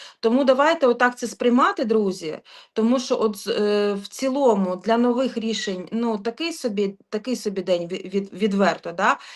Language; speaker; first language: Ukrainian; native; Ukrainian